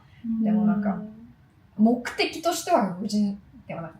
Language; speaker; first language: Japanese; non-native, fluent; English